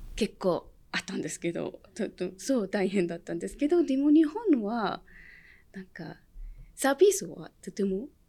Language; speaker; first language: Japanese; non-native, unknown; Arabic